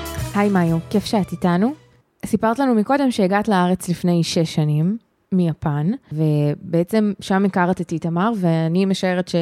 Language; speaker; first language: Hebrew; native; Hebrew